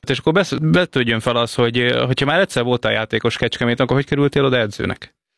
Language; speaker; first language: Hungarian; native; Hungarian